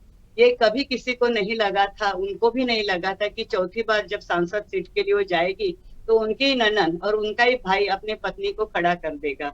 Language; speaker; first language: Hindi; non-native, local second language; Marathi